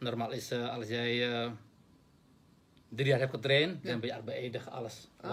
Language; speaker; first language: Dutch; non-native, learner; Indonesian